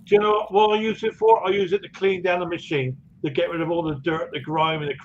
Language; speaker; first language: English; native; English